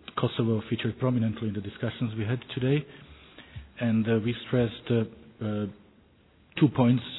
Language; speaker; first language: English; non-native, fluent; Czech